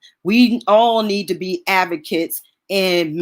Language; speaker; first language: English; native; English